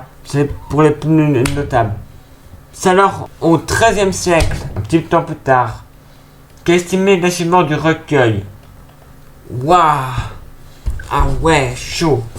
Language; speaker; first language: French; native; French